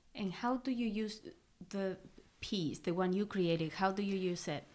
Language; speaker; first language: English; non-native, fluent; Spanish